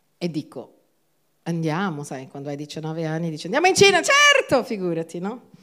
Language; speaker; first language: Italian; non-native, fluent; Portuguese